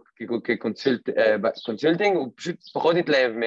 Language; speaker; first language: Hebrew; non-native, fluent; French